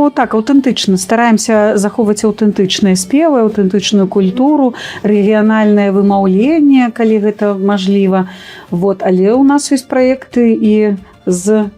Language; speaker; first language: Belarusian; native; Belarusian